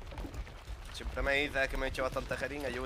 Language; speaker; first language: Spanish; native; Spanish